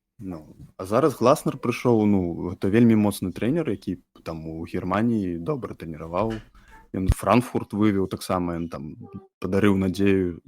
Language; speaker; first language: Belarusian; non-native, local second language; Russian